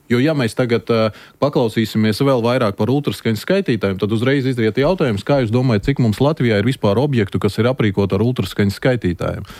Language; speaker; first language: Latvian; non-native, local second language; Russian